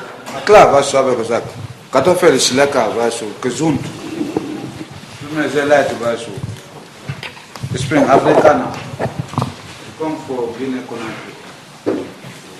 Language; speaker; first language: German; non-native, learner; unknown